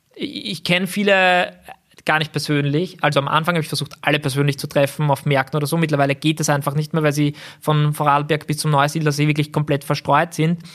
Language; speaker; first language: German; native; German